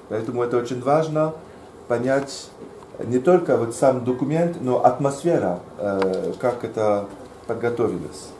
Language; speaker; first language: Russian; non-native, fluent; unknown